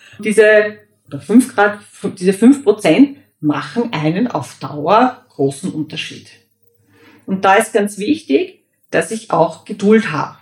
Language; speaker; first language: German; native; German